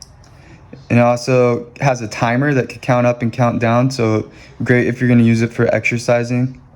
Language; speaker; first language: English; native; English